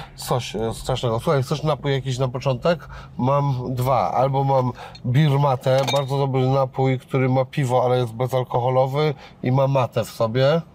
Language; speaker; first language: Polish; native; Polish